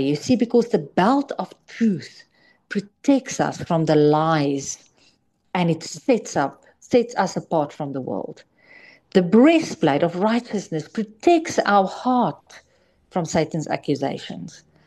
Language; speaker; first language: English; non-native, local second language; Afrikaans